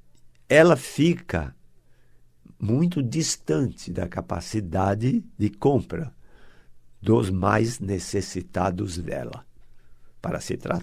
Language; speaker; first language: Portuguese; native; Portuguese